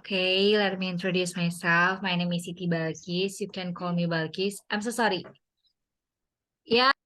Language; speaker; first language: English; non-native, learner; Indonesian